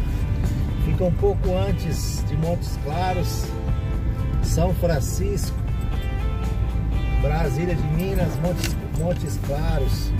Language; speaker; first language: Portuguese; native; Portuguese